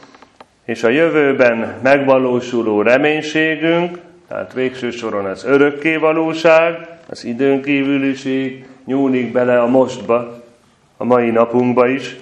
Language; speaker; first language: Hungarian; native; Hungarian